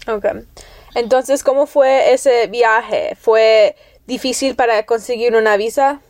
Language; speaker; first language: Spanish; early bilingual, heritage; English